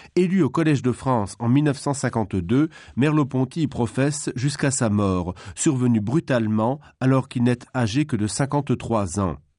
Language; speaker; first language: French; non-native, local second language; Luxembourgish